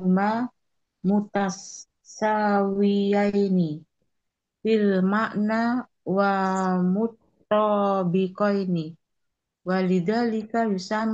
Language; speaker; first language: Arabic; non-native, learner; Indonesian